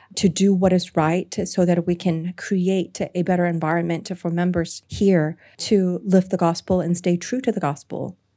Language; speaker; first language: English; non-native, local second language; Cantonese